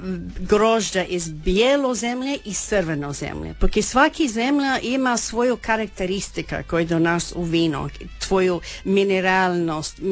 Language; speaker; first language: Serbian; early bilingual, heritage; Croatian